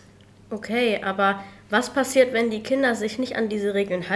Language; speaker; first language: German; native; German